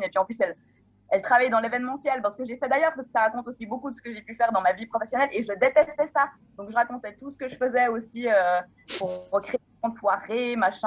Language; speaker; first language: French; native; French